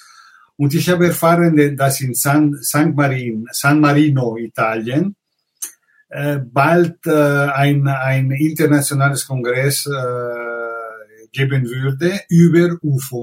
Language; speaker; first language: German; non-native, fluent; Italian